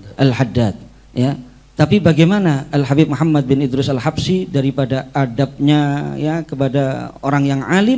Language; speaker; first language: Indonesian; native; Indonesian